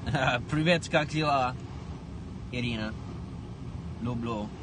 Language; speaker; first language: Russian; non-native, learner; English